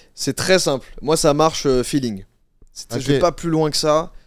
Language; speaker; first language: French; native; French